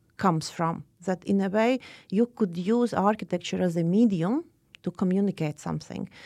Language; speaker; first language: English; non-native, fluent; Latvian